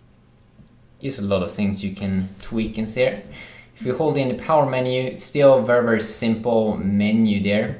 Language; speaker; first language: English; non-native, fluent; Swedish